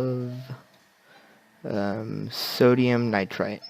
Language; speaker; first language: English; native; English